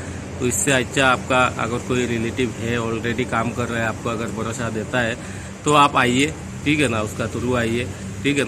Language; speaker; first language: Hindi; non-native, local second language; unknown